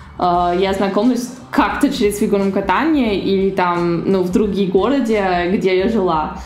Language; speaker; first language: Russian; early bilingual, heritage; Russian